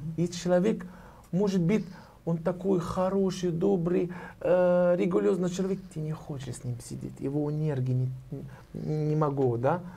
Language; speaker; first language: Russian; non-native, learner; Arabic